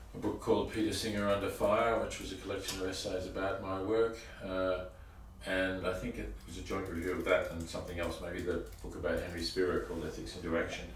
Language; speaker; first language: English; native; English